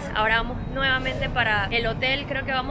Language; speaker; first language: Spanish; native; Spanish